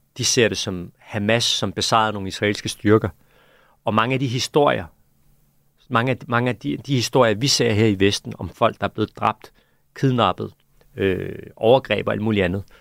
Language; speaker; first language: Danish; early bilingual, other home language; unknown